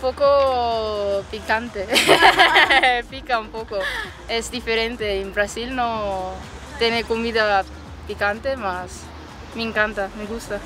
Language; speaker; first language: Spanish; non-native, learner; Portuguese